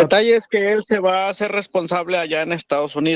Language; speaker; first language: Spanish; native; Spanish